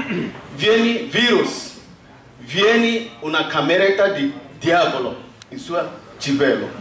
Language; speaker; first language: Italian; non-native, learner; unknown